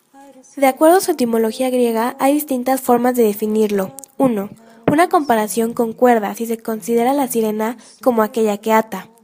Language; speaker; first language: Spanish; native; Spanish